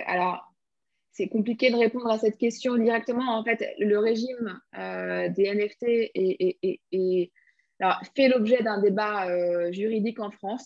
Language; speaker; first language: French; native; French